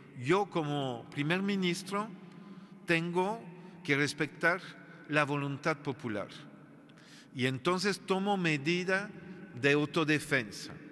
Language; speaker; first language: Spanish; non-native, fluent; French